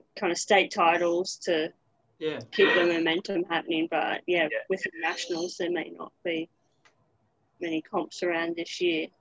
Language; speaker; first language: English; native; English